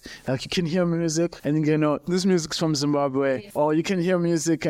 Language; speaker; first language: English; non-native, local second language; Xhosa